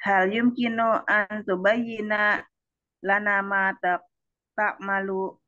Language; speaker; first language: Arabic; non-native, learner; Indonesian